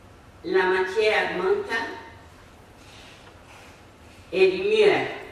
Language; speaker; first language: French; non-native, fluent; Portuguese